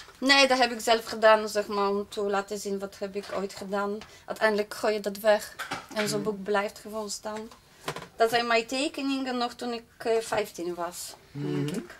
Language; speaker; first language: Dutch; non-native, fluent; Polish